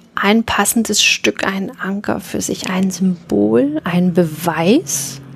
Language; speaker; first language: German; native; German